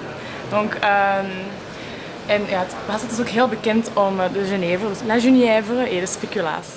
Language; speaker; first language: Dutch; non-native, local second language; French